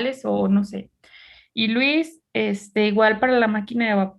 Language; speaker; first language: Spanish; native; Spanish